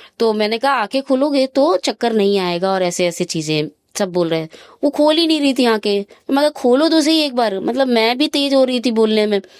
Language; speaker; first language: Hindi; native; Hindi